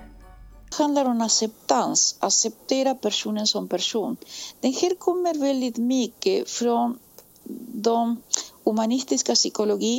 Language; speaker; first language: Swedish; non-native, fluent; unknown